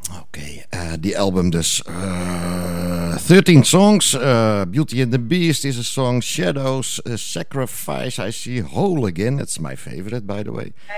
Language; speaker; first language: English; non-native, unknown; Dutch